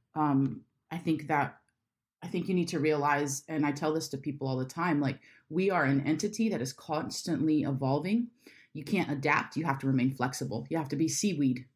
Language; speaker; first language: English; native; English